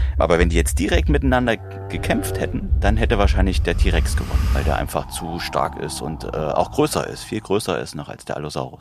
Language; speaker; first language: German; native; German